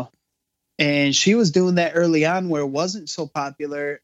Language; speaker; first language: English; native; English